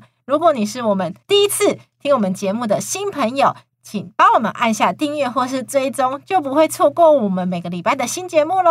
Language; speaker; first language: Chinese; native; Chinese